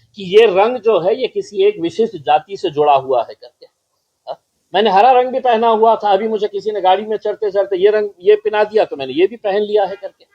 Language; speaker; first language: Hindi; non-native, local second language; Marathi